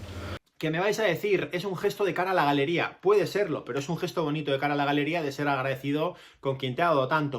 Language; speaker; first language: Spanish; native; Spanish